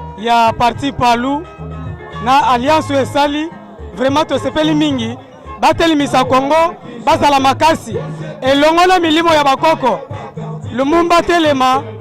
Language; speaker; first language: Lingala; non-native, local second language; Kongo